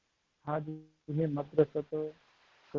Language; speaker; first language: Arabic; non-native, learner; Bangla